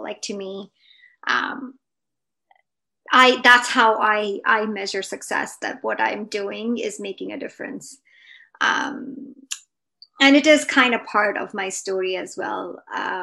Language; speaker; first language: English; non-native, local second language; Hindi